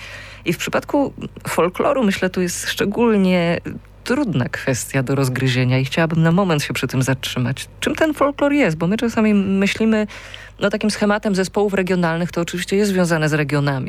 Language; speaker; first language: Polish; native; Polish